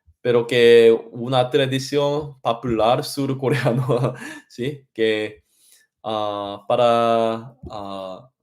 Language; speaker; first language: Spanish; non-native, learner; Korean